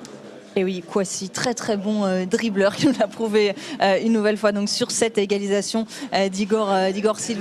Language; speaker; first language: French; native; French